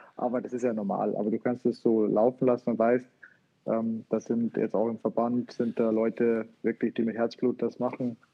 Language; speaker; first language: German; native; German